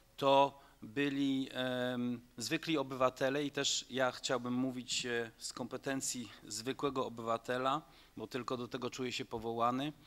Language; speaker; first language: Polish; non-native, fluent; Dutch